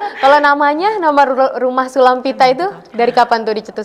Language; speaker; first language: Indonesian; native; Indonesian